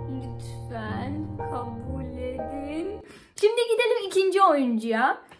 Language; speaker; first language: Turkish; non-native, fluent; Persian